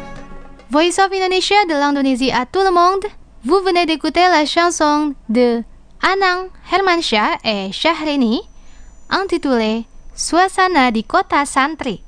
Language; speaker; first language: French; non-native, fluent; Indonesian